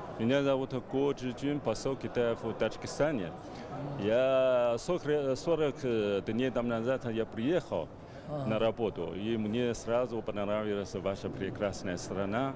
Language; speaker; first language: Russian; non-native, fluent; Chinese